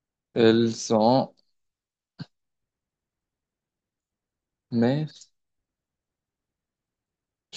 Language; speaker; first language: French; non-native, learner; Telugu